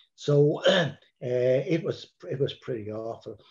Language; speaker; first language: English; native; English